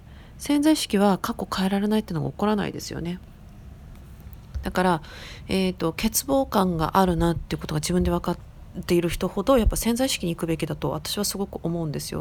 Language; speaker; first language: Japanese; native; Japanese